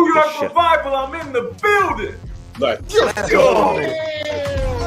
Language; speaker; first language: English; native; English